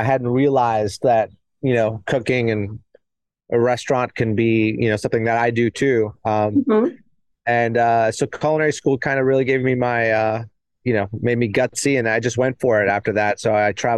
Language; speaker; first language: English; native; English